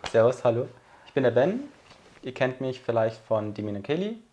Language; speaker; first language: German; native; German